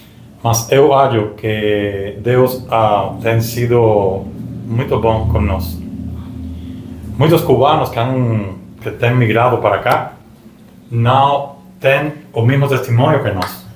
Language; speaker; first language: Portuguese; non-native, learner; Spanish